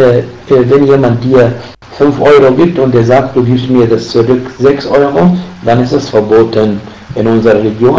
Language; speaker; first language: German; non-native, fluent; Arabic